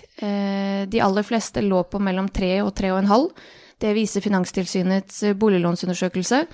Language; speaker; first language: Norwegian; early bilingual, other home language; Bosnian